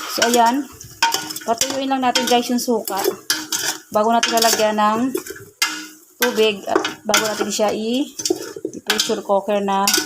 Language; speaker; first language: Filipino; non-native, local second language; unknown